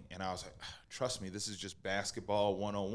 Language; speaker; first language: English; native; English